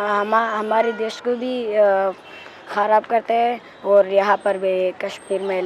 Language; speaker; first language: Hindi; early bilingual, other home language; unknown